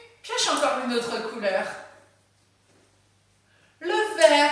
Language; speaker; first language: French; native; French